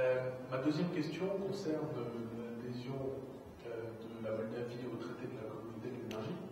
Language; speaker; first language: French; native; French